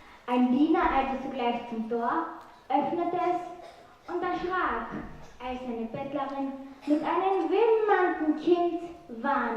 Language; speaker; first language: German; native; German